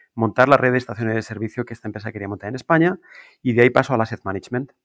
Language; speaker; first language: Spanish; native; Spanish